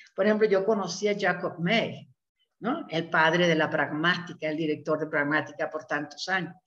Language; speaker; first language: Spanish; native; Spanish